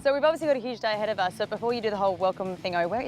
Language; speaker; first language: English; native; English